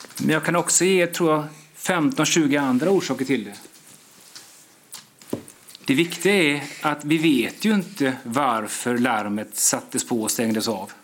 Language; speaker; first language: Swedish; native; Swedish